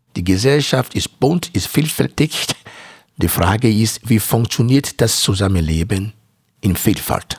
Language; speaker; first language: German; non-native, fluent; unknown